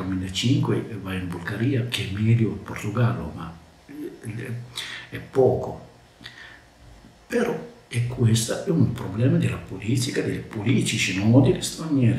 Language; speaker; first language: Italian; non-native, learner; Arabic